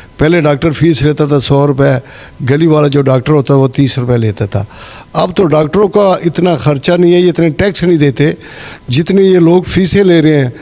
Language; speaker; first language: Urdu; non-native, local second language; Pashto